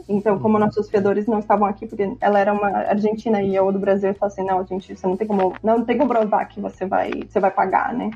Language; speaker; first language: Portuguese; native; Portuguese